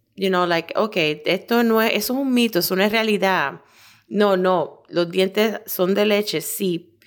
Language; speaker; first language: Spanish; native; Spanish